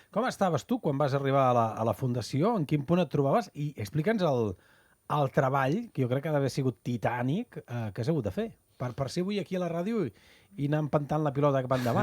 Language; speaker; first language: Catalan; native; Catalan